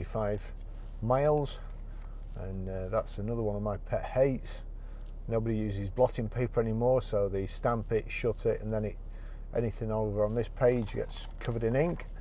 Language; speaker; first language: English; native; English